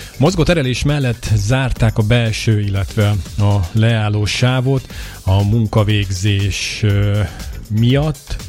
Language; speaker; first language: Hungarian; native; Hungarian